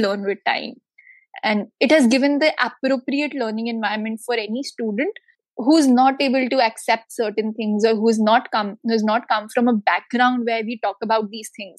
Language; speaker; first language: English; non-native, local second language; Hindi